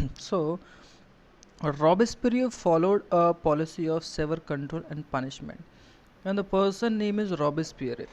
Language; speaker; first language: English; non-native, local second language; Hindi